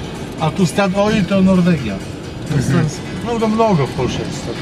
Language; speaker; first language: Russian; non-native, learner; Polish